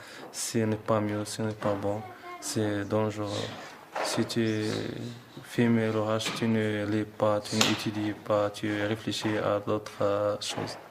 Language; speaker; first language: French; non-native, learner; Arabic